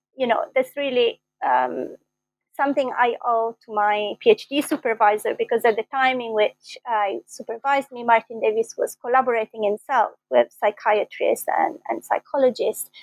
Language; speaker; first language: English; non-native, fluent; Italian